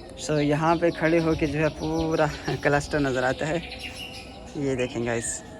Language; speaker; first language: Urdu; non-native, local second language; Punjabi